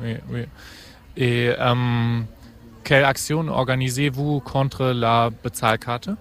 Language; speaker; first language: French; non-native, fluent; German